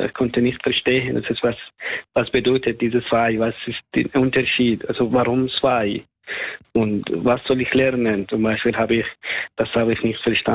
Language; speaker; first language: German; non-native, fluent; Persian